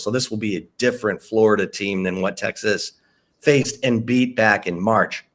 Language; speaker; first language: English; native; English